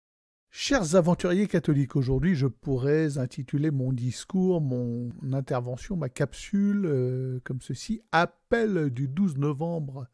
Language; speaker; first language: French; native; French